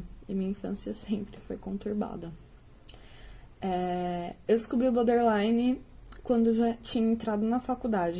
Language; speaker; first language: Portuguese; native; Portuguese